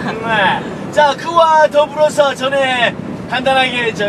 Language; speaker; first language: Korean; native; Korean